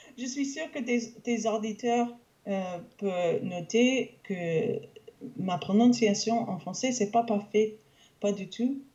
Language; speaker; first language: French; non-native, fluent; English